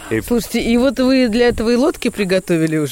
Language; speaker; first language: Russian; native; Russian